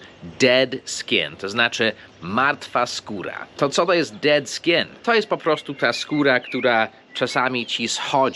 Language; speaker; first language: Polish; early bilingual, heritage; Polish